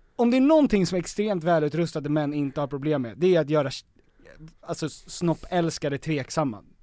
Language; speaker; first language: Swedish; native; Swedish